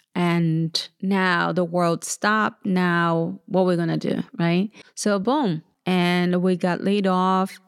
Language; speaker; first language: English; early bilingual, other home language; Portuguese